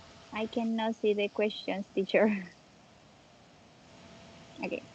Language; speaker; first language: English; non-native, learner; Spanish